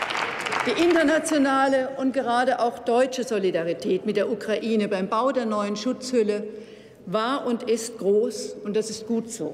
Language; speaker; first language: German; native; German